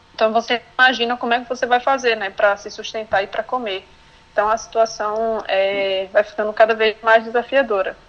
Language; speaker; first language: Portuguese; native; Portuguese